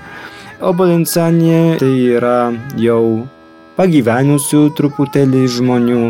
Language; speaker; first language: Lithuanian; non-native, fluent; Polish